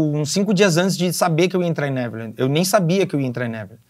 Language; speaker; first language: Portuguese; native; Portuguese